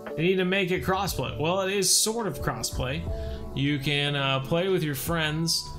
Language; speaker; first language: English; native; English